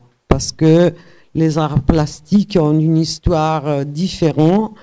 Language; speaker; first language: French; non-native, fluent; Italian